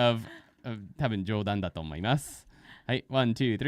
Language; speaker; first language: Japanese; non-native, fluent; English